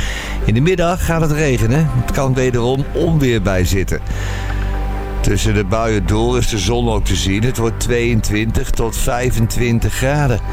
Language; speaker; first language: Dutch; native; Dutch